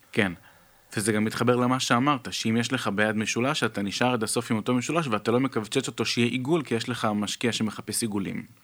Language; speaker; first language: Hebrew; native; Hebrew